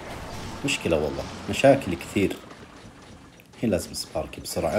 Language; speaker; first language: Arabic; native; Arabic